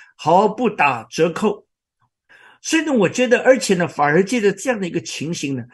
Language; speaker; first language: Chinese; native; Chinese